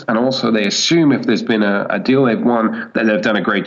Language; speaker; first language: English; native; English